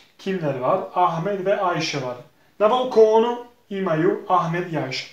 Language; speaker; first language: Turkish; non-native, fluent; Bosnian